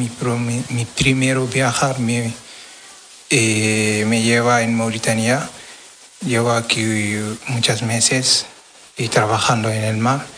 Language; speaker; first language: Spanish; non-native, learner; Wolof